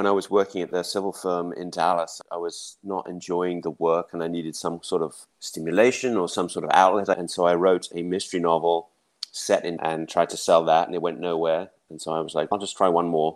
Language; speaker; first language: English; native; English